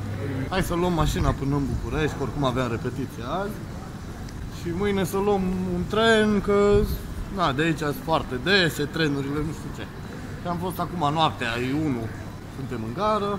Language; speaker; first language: Romanian; native; Romanian